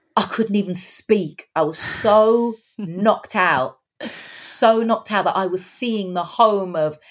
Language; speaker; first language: English; native; English